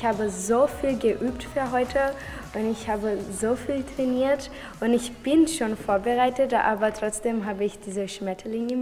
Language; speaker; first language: German; non-native, fluent; Portuguese